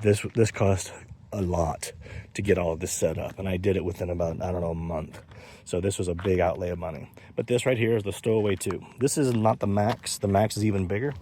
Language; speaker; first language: English; native; English